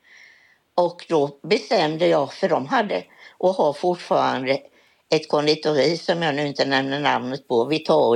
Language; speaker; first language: Swedish; native; Swedish